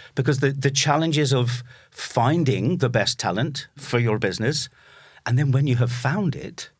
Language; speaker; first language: English; native; English